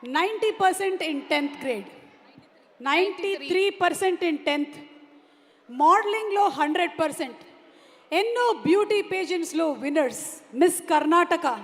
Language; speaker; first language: Telugu; non-native, local second language; Malayalam